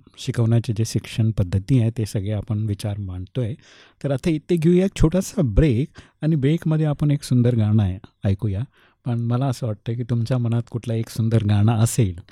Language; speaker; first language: Marathi; non-native, local second language; Hindi